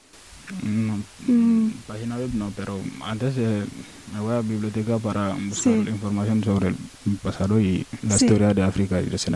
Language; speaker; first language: Spanish; non-native, learner; Wolof